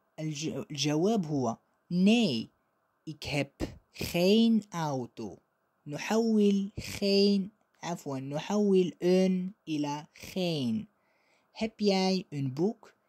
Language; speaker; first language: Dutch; non-native, fluent; Arabic